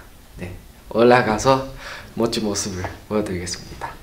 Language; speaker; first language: Korean; non-native, learner; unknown